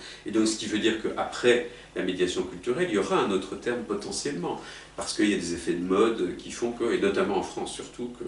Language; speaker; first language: French; native; French